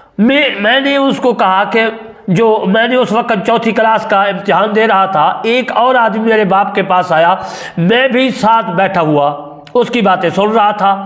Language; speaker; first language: Urdu; non-native, local second language; Saraiki